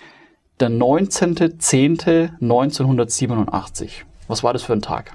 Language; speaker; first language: German; native; German